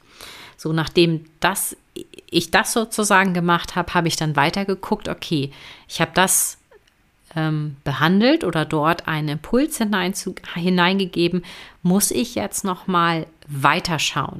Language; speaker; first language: German; native; German